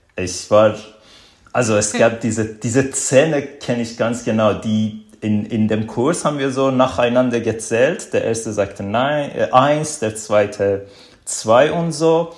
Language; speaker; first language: German; non-native, fluent; Azerbaijani